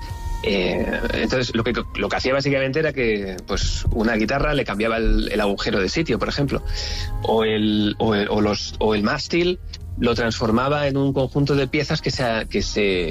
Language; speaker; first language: Spanish; native; Spanish